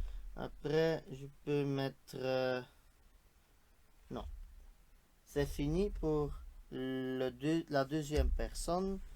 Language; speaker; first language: French; non-native, local second language; Dutch